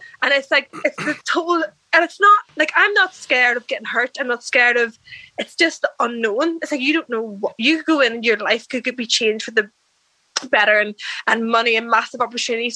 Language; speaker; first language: English; native; English